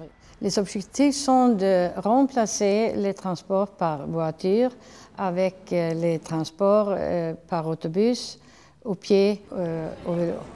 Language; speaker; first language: French; non-native, fluent; Swedish